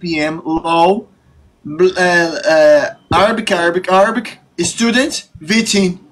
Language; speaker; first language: English; non-native, learner; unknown